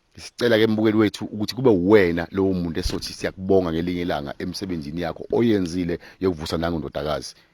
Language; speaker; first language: Zulu; native; Zulu